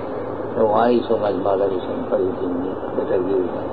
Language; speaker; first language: English; non-native, local second language; Bangla